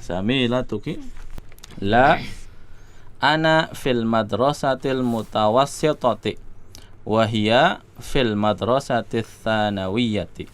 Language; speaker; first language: Arabic; non-native, learner; Indonesian